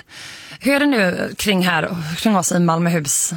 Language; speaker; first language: Swedish; native; Swedish